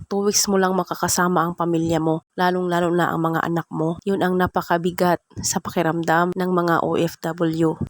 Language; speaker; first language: Filipino; non-native, local second language; Cebuano